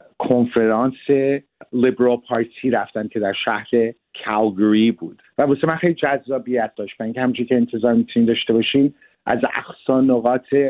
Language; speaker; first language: Persian; early bilingual, heritage; Persian